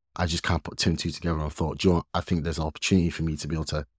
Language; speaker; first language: English; early bilingual, other home language; Yoruba